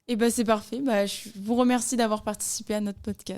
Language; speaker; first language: French; native; French